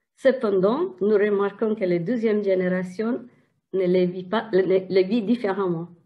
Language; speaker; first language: French; non-native, fluent; Tigrinya